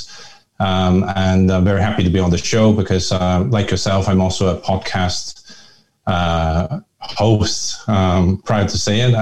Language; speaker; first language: English; non-native, local second language; Hakka Chinese